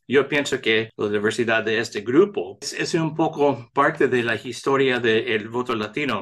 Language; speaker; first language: Spanish; early bilingual, heritage; English